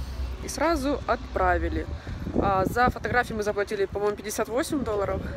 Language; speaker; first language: Russian; native; Russian